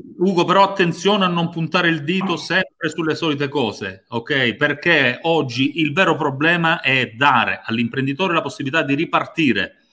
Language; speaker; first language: Italian; native; Italian